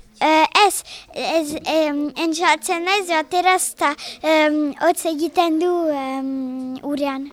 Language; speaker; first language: Basque; non-native, local second language; French